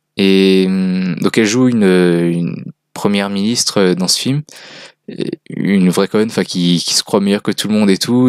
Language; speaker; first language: French; native; French